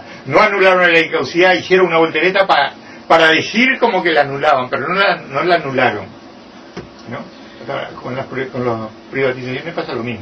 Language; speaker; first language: Spanish; native; Spanish